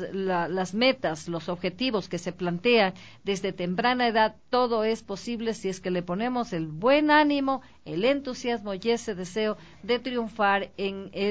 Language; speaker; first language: Spanish; native; Spanish